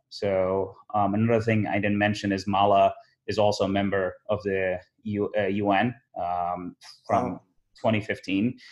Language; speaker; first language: English; early bilingual, other home language; Somali